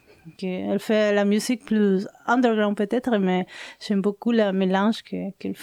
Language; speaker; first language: French; non-native, learner; Spanish